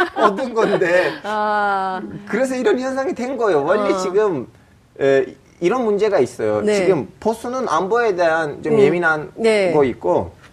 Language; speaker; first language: Korean; non-native, fluent; Turkish